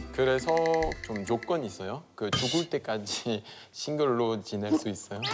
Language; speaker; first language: Korean; non-native, fluent; French